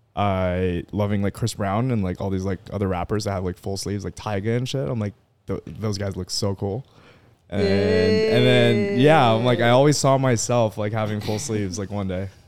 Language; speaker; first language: English; non-native, local second language; Filipino